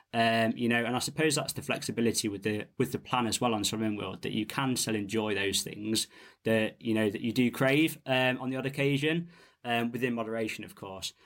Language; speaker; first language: English; native; English